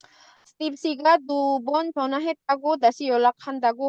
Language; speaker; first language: Korean; non-native, fluent; Indonesian